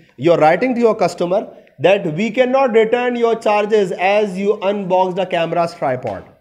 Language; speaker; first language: English; non-native, local second language; Urdu